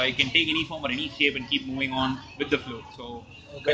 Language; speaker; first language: English; non-native, local second language; Tamil